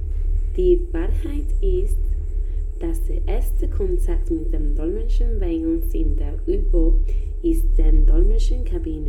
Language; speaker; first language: German; non-native, learner; Spanish